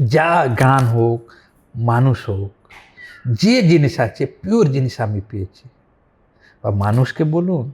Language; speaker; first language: Bangla; non-native, local second language; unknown